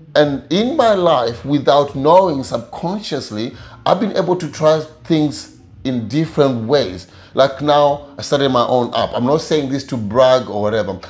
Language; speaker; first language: English; non-native, local second language; Luyia